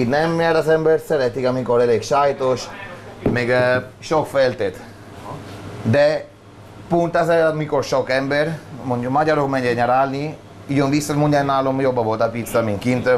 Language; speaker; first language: Hungarian; non-native, learner; Italian